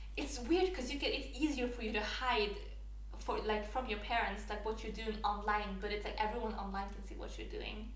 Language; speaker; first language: English; non-native, fluent; Norwegian